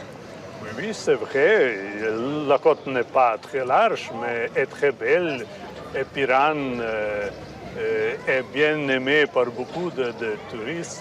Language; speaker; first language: French; non-native, fluent; Slovenian